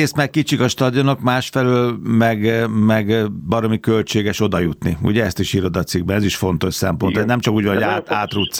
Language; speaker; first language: Hungarian; native; Hungarian